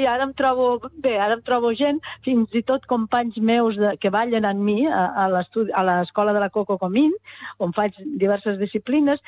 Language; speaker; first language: Catalan; native; Catalan